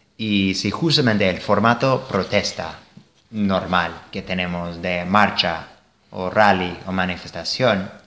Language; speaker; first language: Spanish; non-native, fluent; English